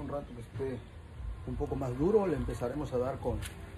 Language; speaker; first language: Spanish; native; Spanish